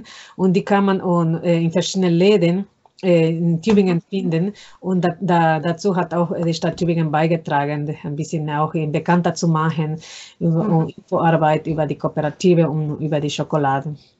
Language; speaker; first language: German; non-native, fluent; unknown